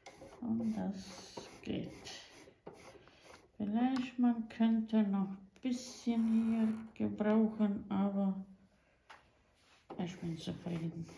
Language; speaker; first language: German; non-native, fluent; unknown